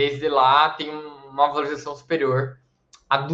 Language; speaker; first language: Portuguese; native; Portuguese